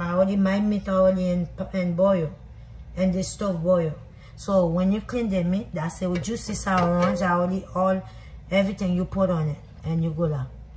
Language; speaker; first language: English; non-native, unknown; Haitian Creole